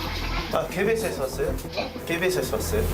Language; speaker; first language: Korean; native; Korean